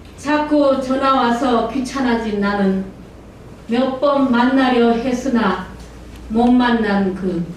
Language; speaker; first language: Korean; native; Korean